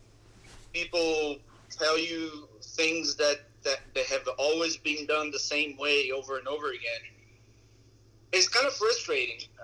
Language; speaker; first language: English; non-native, fluent; Portuguese